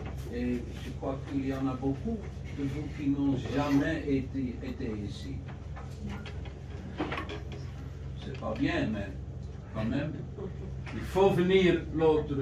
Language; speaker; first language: French; non-native, learner; Dutch